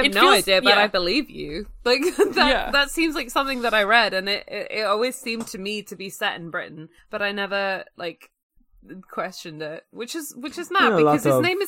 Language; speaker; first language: English; native; English